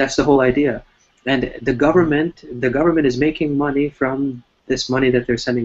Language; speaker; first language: English; non-native, fluent; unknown